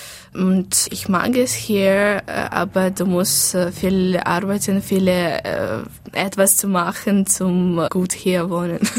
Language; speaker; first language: German; non-native, learner; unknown